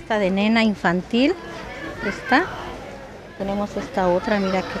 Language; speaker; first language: Spanish; native; Spanish